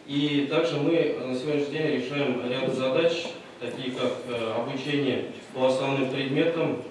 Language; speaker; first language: Russian; non-native, local second language; Tatar